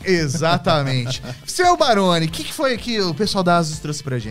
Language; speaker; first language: Portuguese; native; Portuguese